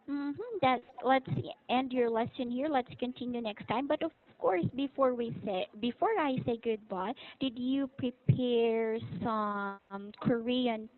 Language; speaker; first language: English; non-native, local second language; Filipino